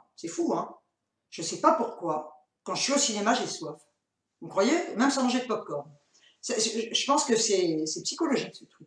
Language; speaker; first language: French; native; French